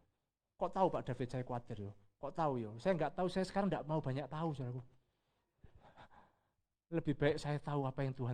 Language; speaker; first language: Indonesian; native; Indonesian